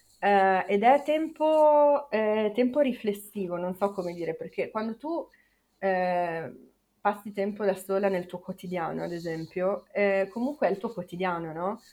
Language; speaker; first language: Italian; native; Italian